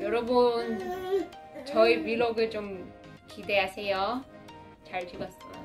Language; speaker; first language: Korean; non-native, fluent; Russian